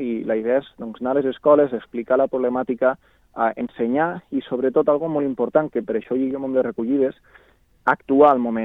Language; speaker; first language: Catalan; native; Catalan